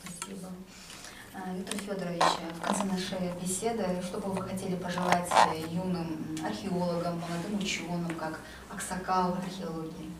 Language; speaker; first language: Russian; non-native, local second language; Kazakh